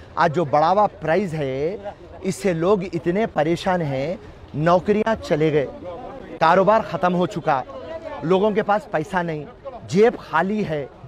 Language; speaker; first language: Hindi; non-native, local second language; Urdu